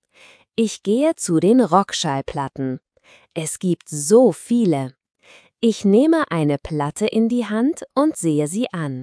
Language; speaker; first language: German; non-native, fluent; Spanish